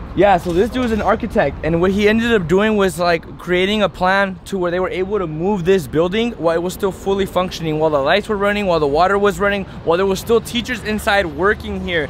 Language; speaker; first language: English; early bilingual, other home language; Spanish